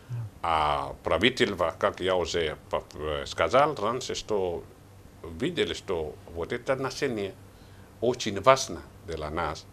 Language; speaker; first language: Russian; non-native, learner; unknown